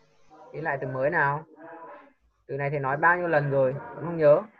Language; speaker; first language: Vietnamese; native; Vietnamese